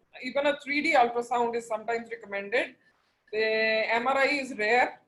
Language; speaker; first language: English; non-native, local second language; Punjabi